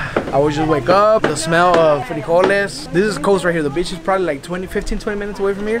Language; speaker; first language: English; early bilingual, other home language; Spanish